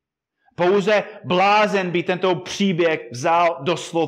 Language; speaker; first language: Czech; non-native, fluent; English